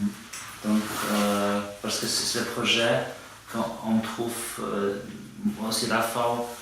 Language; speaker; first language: French; non-native, fluent; Polish